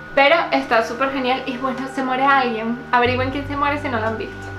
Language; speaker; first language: Spanish; native; Spanish